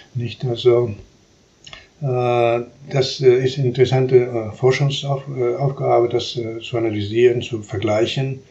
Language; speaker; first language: German; non-native, fluent; Spanish